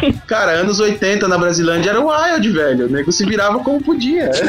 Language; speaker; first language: Portuguese; native; Portuguese